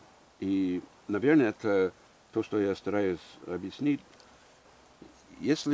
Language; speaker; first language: Russian; early bilingual, heritage; English